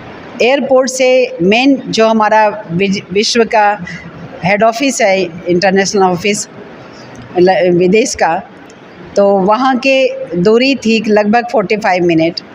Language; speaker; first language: Hindi; native; Hindi